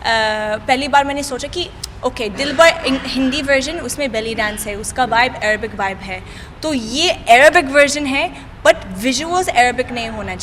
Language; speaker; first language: Hindi; non-native, fluent; Arabic